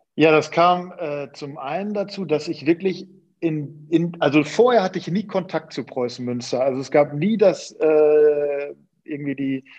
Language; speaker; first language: German; native; German